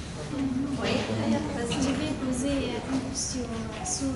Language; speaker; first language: French; non-native, learner; Arabic